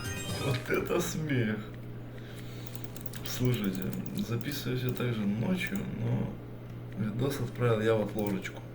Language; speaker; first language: Russian; native; Russian